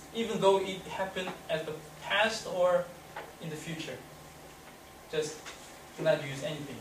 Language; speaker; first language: English; non-native, fluent; Korean